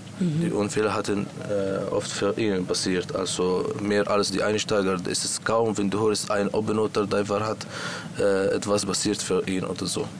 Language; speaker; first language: German; non-native, learner; Arabic